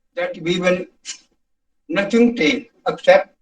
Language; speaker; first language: English; non-native, local second language; Punjabi